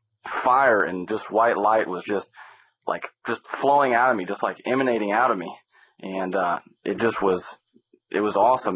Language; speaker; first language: English; native; English